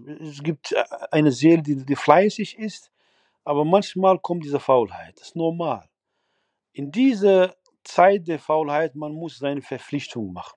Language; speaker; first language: German; non-native, fluent; Arabic